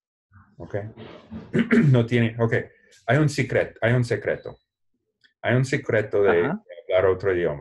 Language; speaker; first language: Spanish; non-native, learner; English